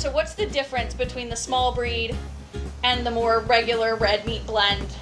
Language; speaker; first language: English; native; English